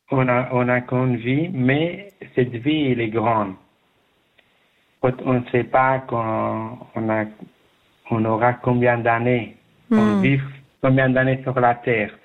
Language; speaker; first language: French; non-native, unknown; Persian